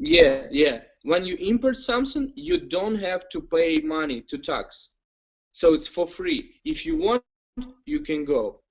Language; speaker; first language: English; non-native, learner; Ukrainian